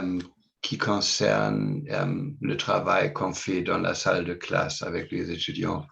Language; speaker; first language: French; non-native, fluent; English